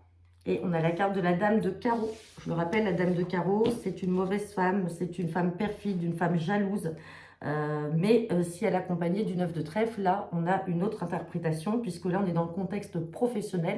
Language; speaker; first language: French; native; French